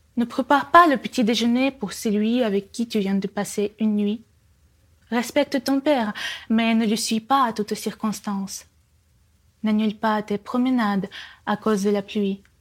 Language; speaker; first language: French; non-native, fluent; Russian